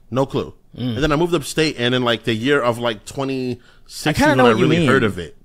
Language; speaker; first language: English; native; English